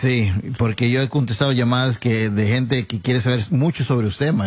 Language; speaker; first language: Spanish; early bilingual, heritage; English